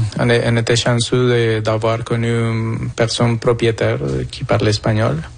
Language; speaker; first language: French; non-native, fluent; Spanish